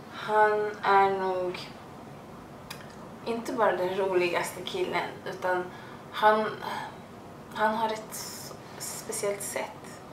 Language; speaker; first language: Swedish; early bilingual, other home language; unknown